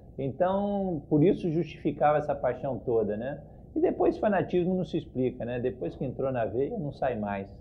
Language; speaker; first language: Portuguese; early bilingual, other home language; Spanish